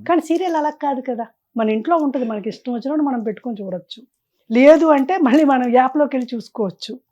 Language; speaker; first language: Telugu; native; Telugu